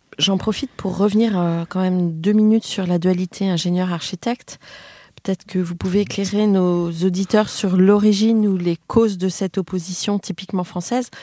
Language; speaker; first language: French; native; French